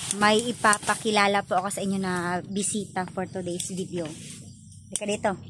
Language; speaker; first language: Filipino; non-native, local second language; Cebuano